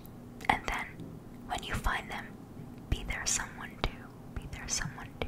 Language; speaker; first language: English; native; English